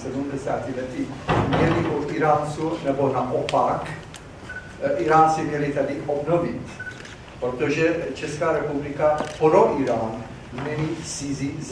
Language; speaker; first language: Czech; non-native, fluent; Persian